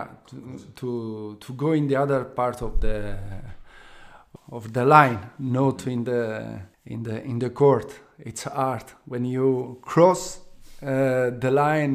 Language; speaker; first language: English; non-native, learner; Italian